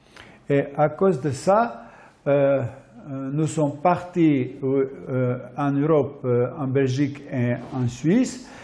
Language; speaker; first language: French; non-native, fluent; Armenian